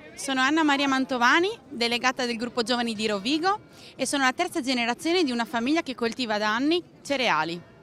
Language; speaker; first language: Italian; native; Italian